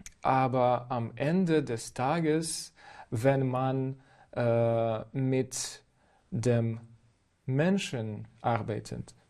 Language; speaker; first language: German; non-native, fluent; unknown